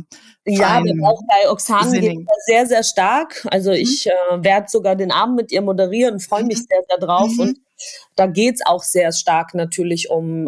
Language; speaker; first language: German; non-native, fluent; Georgian